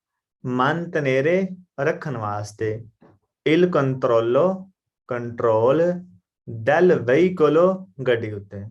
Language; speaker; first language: Italian; non-native, learner; Punjabi